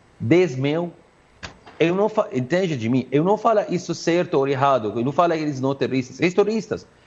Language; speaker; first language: Portuguese; non-native, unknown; Arabic